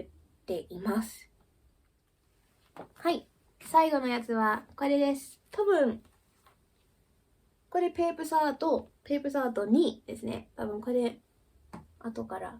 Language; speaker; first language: Japanese; early bilingual, heritage; Japanese